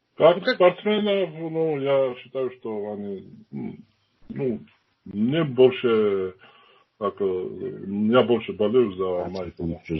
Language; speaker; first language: Russian; non-native, fluent; Georgian